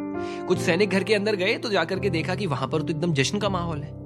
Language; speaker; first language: Hindi; native; Hindi